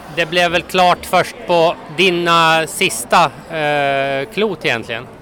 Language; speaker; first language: Swedish; native; Swedish